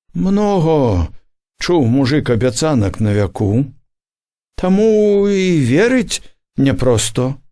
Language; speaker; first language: Belarusian; native; Belarusian